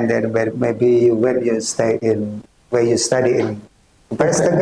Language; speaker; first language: English; non-native, learner; Indonesian